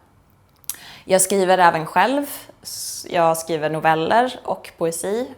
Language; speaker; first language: Swedish; native; Swedish